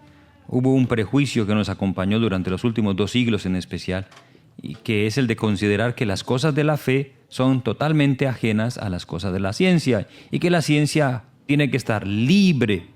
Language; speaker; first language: Spanish; native; Spanish